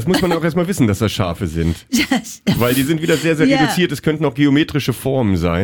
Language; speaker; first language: German; native; German